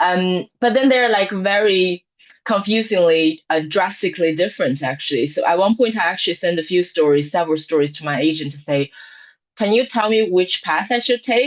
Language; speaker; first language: English; non-native, fluent; Chinese